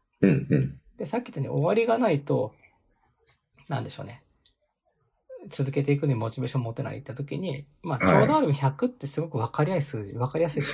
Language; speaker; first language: Japanese; native; Japanese